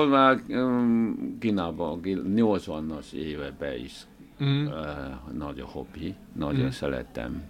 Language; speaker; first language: Hungarian; non-native, learner; Chinese